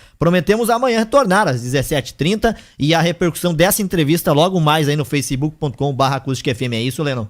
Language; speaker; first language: Portuguese; native; Portuguese